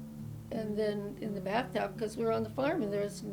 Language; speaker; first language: English; native; English